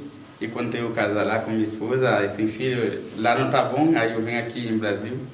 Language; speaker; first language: Portuguese; non-native, learner; Haitian Creole